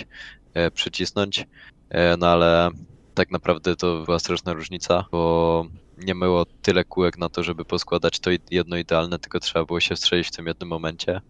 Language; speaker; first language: Polish; native; Polish